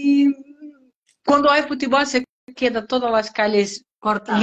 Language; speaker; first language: Spanish; non-native, learner; Portuguese